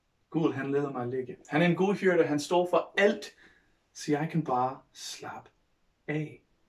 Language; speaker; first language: Danish; non-native, fluent; English